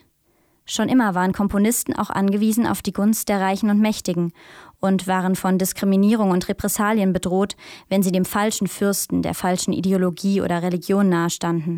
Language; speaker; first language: German; native; German